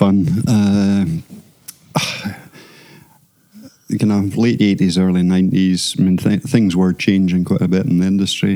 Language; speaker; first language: English; native; English